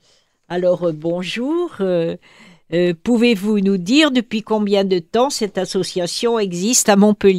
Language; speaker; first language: French; native; French